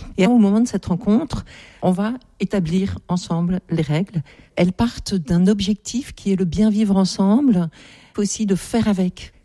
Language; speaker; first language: French; native; French